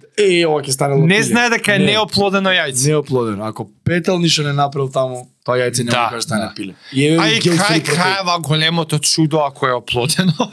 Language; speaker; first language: Macedonian; native; Macedonian